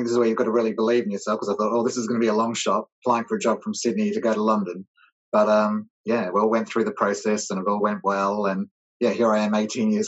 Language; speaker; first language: English; native; English